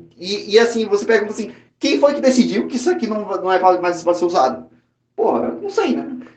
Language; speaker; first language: Portuguese; native; Portuguese